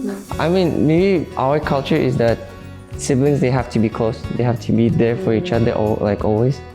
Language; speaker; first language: English; non-native, fluent; Russian